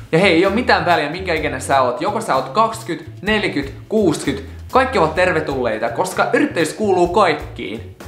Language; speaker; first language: Finnish; non-native, fluent; Russian